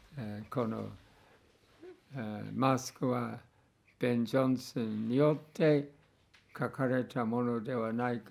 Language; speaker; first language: Japanese; non-native, fluent; English